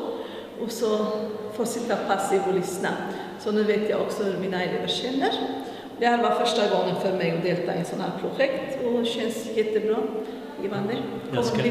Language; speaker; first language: Swedish; non-native, fluent; Arabic